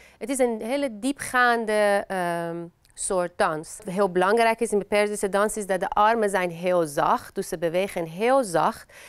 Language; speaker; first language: Dutch; non-native, fluent; Persian